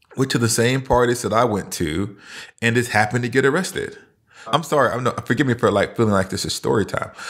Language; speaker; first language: English; native; English